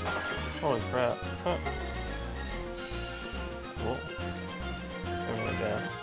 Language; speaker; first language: English; native; English